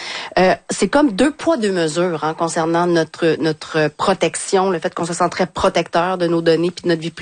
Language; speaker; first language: French; native; French